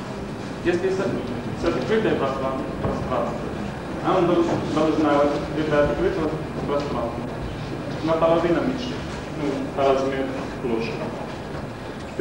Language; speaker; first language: Russian; non-native, learner; Arabic